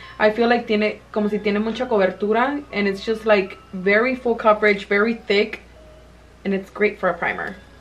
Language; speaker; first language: English; early bilingual, other home language; Spanish